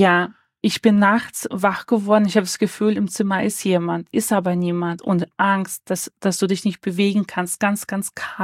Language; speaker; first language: German; early bilingual, other home language; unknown